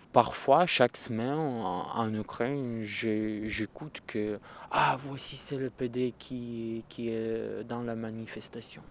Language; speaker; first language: French; non-native, learner; Russian